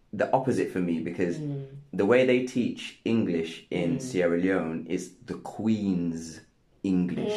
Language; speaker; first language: English; non-native, local second language; Krio